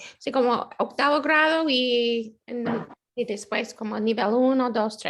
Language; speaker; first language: Spanish; non-native, fluent; English